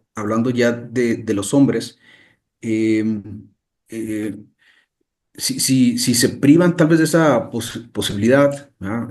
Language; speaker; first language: Spanish; native; Spanish